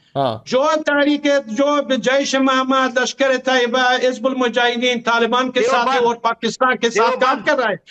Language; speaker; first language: Hindi; non-native, fluent; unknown